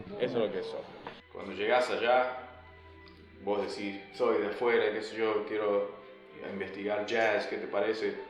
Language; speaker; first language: Spanish; early bilingual, other home language; English